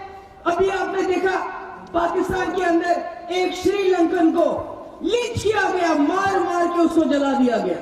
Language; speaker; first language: Urdu; non-native, local second language; Kashmiri